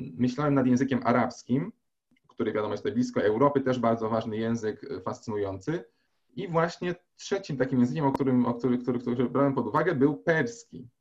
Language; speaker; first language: Polish; native; Polish